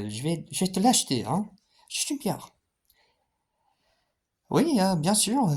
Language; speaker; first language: French; non-native, fluent; English